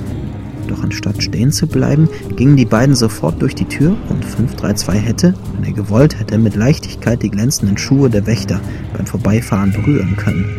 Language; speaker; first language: German; native; German